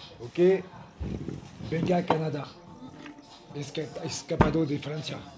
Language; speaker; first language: Spanish; non-native, learner; French